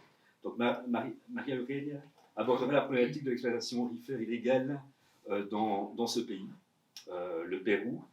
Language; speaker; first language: French; native; French